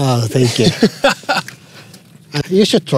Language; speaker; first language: English; non-native, learner; Japanese